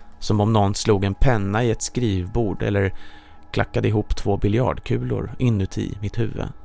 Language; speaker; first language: Swedish; native; Swedish